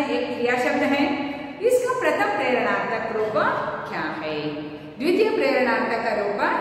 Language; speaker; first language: Hindi; non-native, local second language; Kannada